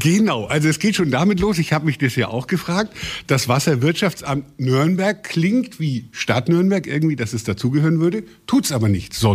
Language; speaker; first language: German; native; German